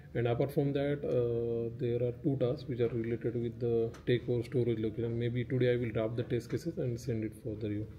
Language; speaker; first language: English; non-native, local second language; Marathi